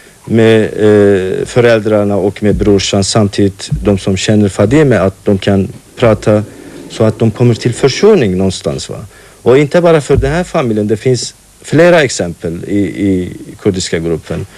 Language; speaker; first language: Swedish; non-native, fluent; Kurdish